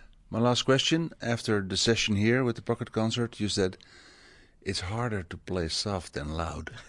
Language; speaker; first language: English; non-native, fluent; Dutch